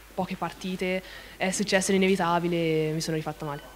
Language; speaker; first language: Italian; native; Italian